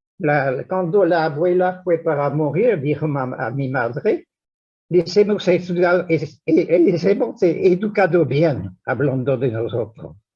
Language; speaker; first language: Spanish; non-native, fluent; French